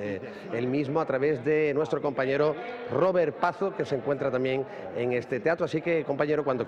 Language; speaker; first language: Spanish; native; Spanish